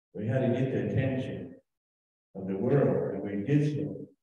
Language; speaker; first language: English; native; English